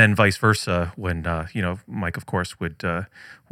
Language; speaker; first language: English; native; English